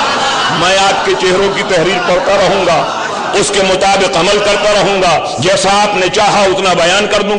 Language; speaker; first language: Urdu; native; Urdu